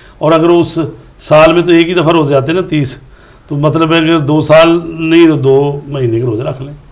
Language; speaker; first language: Urdu; non-native, local second language; Punjabi